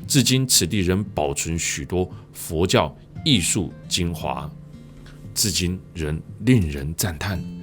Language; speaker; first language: Chinese; native; Chinese